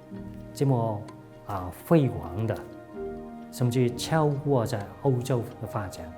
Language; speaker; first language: Chinese; non-native, local second language; Cantonese